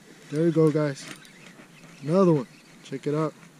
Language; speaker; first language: English; native; English